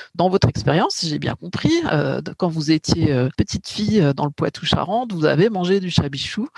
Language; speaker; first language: French; native; French